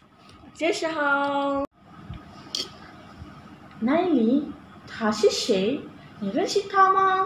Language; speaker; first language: Chinese; non-native, learner; Malay